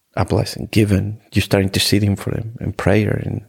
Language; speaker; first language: English; non-native, fluent; Spanish